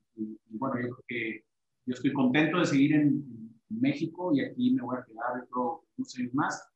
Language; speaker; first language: Spanish; native; Spanish